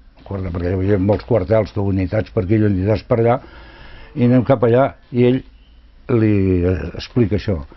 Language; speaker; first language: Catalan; non-native, local second language; Spanish